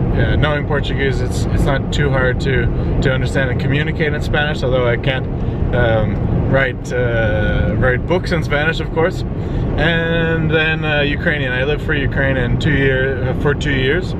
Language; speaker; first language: English; native; English